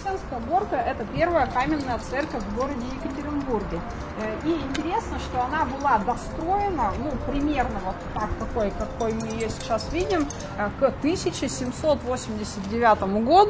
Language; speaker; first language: Russian; native; Russian